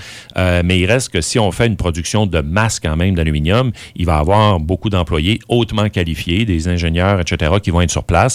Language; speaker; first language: French; native; French